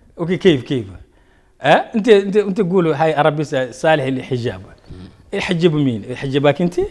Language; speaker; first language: Arabic; non-native, local second language; Soninke